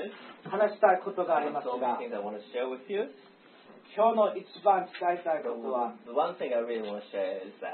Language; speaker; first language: Japanese; non-native, learner; English